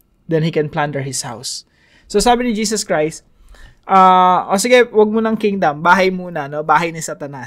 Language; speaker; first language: English; non-native, local second language; Filipino